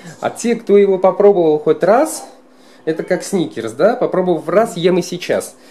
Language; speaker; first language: Russian; non-native, local second language; Kara-Kalpak